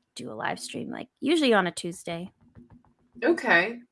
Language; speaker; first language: English; native; English